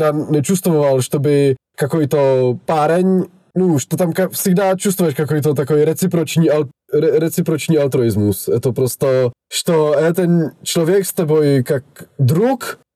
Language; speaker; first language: Russian; non-native, fluent; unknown